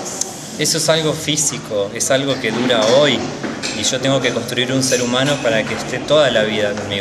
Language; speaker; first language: Spanish; native; Spanish